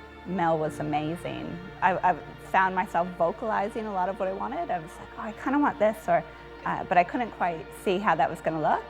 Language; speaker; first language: English; native; English